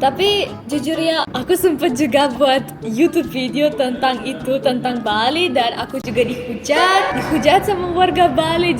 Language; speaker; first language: Indonesian; non-native, fluent; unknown